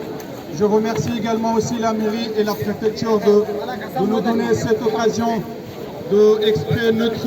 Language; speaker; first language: French; non-native, fluent; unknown